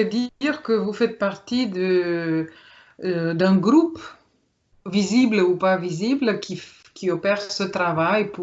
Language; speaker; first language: French; non-native, fluent; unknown